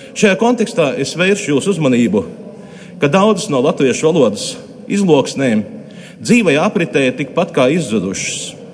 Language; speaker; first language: Latvian; native; Latvian